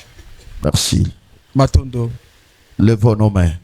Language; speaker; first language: French; non-native, local second language; Lingala